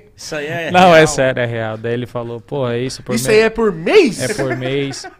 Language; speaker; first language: Portuguese; native; Portuguese